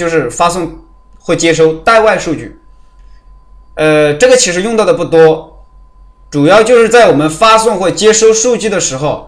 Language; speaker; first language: Chinese; native; Chinese